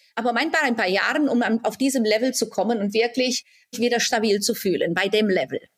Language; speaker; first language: German; non-native, fluent; Romanian